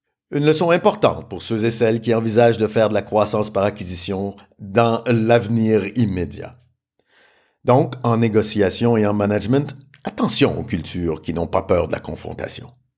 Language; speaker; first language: French; native; French